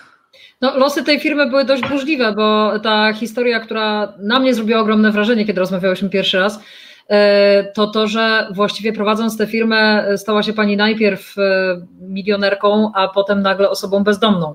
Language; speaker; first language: Polish; native; Polish